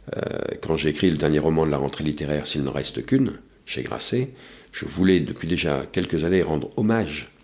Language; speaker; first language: French; native; French